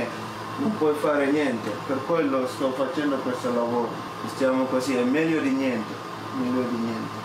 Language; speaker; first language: Italian; non-native, learner; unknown